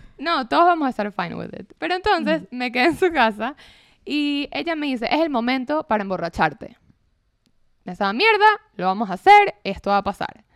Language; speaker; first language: Spanish; native; Spanish